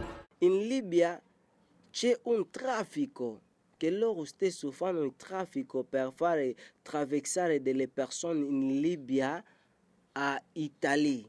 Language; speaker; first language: Italian; non-native, learner; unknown